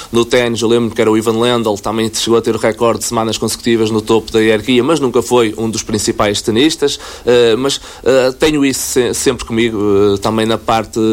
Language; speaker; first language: Portuguese; native; Portuguese